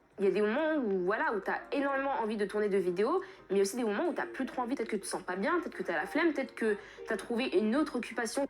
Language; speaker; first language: French; early bilingual, other home language; Fula